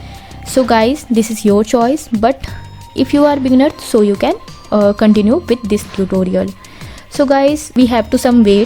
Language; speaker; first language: English; non-native, local second language; Hindi